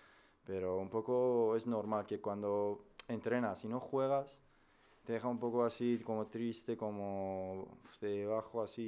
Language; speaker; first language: Spanish; non-native, fluent; Persian